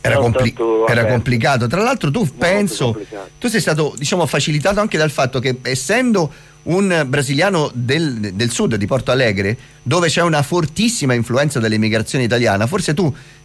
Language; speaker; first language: Italian; native; Italian